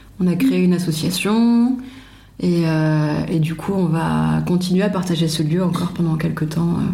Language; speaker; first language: French; native; French